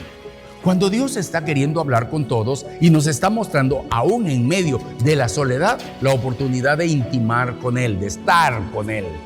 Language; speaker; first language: Spanish; native; Spanish